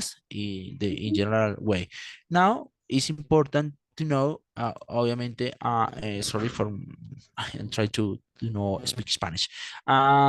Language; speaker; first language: English; non-native, fluent; Spanish